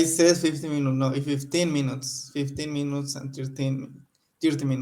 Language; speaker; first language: English; non-native, learner; Spanish